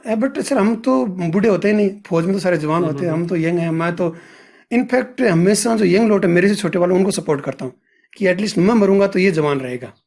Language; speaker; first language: Hindi; native; Hindi